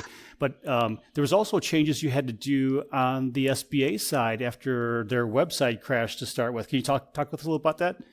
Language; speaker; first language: English; native; English